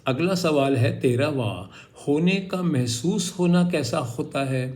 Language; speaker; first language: Hindi; non-native, local second language; Marathi